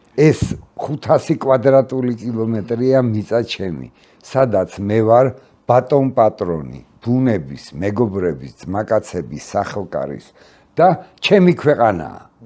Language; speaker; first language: Georgian; native; Georgian